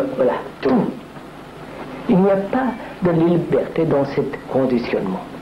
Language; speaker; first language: French; non-native, fluent; Telugu